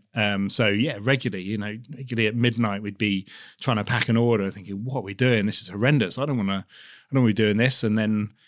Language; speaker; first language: English; native; English